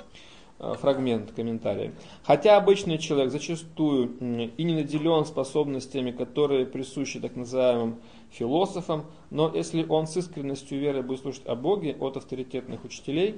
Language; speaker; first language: Russian; native; Russian